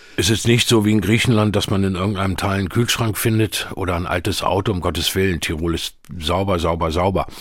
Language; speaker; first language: German; native; German